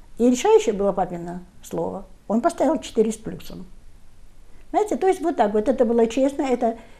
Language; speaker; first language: Russian; native; Russian